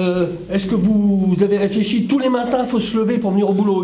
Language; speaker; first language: French; native; French